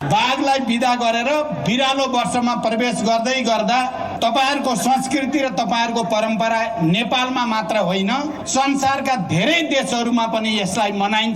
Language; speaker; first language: Nepali; native; Nepali